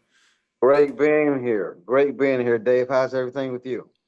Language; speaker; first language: English; native; English